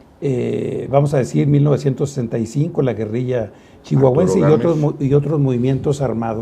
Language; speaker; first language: Spanish; native; Spanish